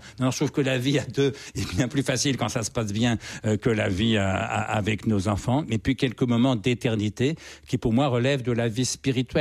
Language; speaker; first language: French; native; French